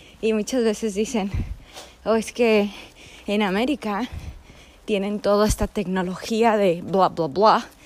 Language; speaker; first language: Spanish; early bilingual, heritage; Spanish